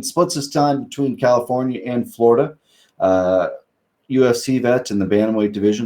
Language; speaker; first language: English; native; English